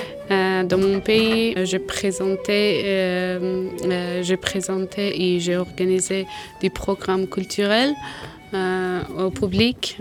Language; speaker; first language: French; non-native, learner; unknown